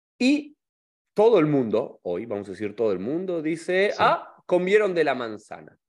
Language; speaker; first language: Spanish; native; Spanish